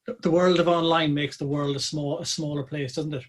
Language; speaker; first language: English; native; English